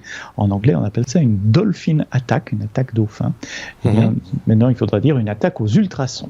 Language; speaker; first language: French; native; French